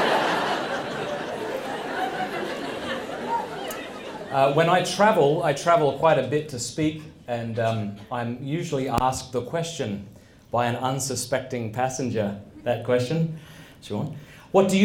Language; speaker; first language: English; native; English